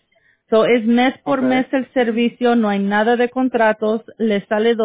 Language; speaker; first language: Spanish; early bilingual, heritage; Spanish